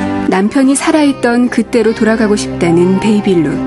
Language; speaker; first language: Korean; native; Korean